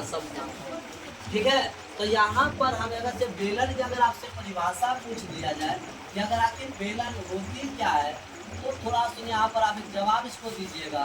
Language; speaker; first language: Hindi; native; Hindi